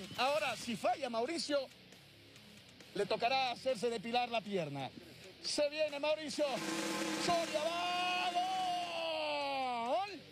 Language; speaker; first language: Spanish; native; Spanish